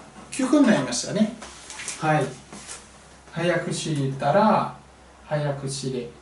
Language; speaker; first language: Japanese; non-native, fluent; French